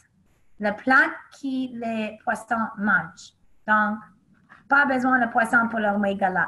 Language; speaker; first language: French; non-native, learner; English